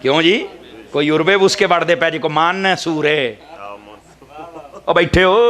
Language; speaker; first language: Urdu; non-native, local second language; Punjabi